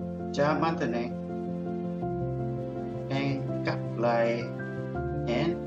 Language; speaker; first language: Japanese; non-native, learner; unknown